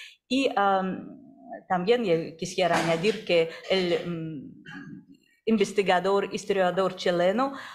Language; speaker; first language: Spanish; non-native, fluent; Russian